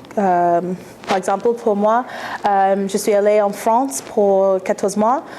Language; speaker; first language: French; non-native, fluent; English